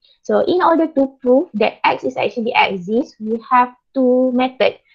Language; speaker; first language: English; non-native, local second language; Malay